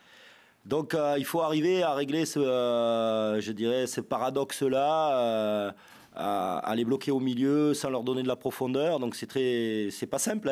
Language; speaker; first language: French; native; French